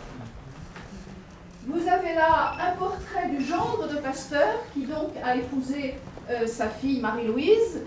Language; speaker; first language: French; native; French